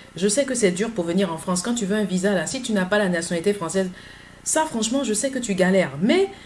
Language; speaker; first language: French; native; French